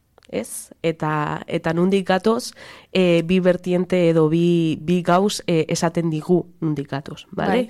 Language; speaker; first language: Basque; non-native, local second language; Spanish